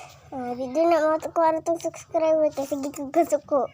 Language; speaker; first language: Filipino; non-native, local second language; Cebuano